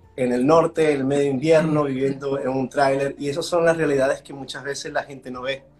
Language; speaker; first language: Spanish; early bilingual, heritage; Spanish